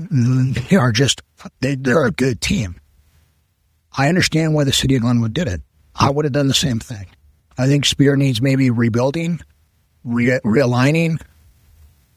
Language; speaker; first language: English; non-native, local second language; Spanish